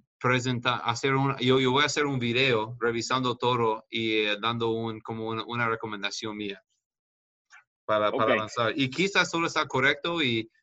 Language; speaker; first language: Spanish; non-native, fluent; English